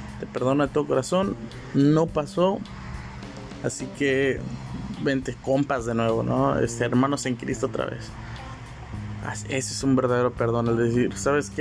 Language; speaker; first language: Spanish; native; Spanish